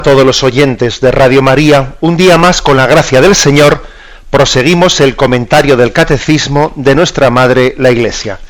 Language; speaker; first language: Spanish; native; Spanish